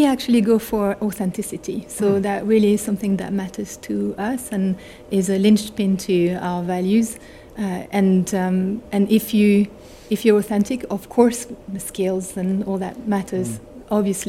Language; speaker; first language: English; non-native, fluent; French